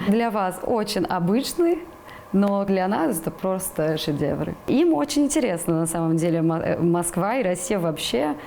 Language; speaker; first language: Russian; non-native, fluent; Portuguese